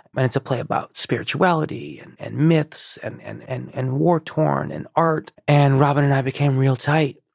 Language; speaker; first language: English; early bilingual, other home language; Persian